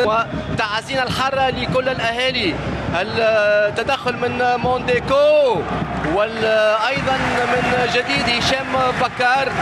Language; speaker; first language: Arabic; native; Arabic